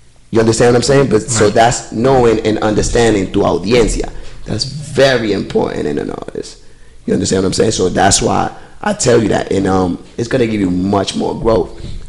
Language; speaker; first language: English; early bilingual, other home language; Spanish